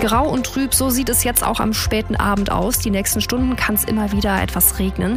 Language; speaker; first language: German; native; German